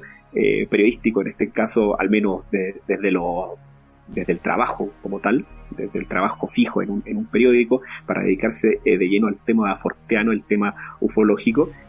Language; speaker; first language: Spanish; native; Spanish